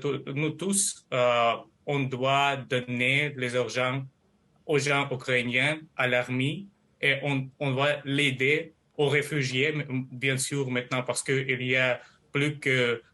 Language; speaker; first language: French; non-native, learner; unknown